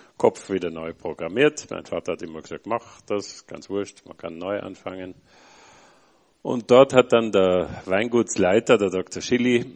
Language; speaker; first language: German; native; German